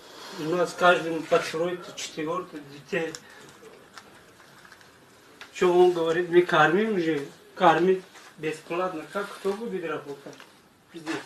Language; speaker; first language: Russian; non-native, learner; Tajik